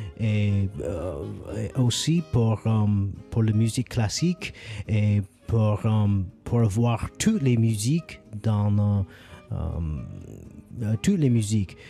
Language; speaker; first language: French; non-native, learner; English